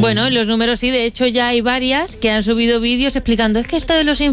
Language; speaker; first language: Spanish; native; Spanish